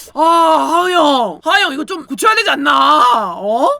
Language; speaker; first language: Korean; native; Korean